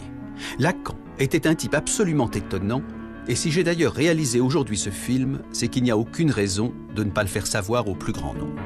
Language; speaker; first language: French; native; French